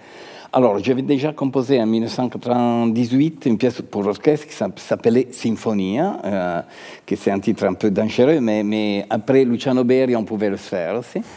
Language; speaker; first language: French; non-native, fluent; Italian